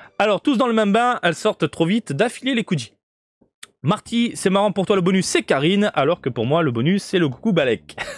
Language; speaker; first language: French; native; French